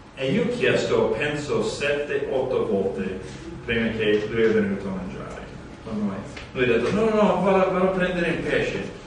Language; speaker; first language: Italian; non-native, fluent; English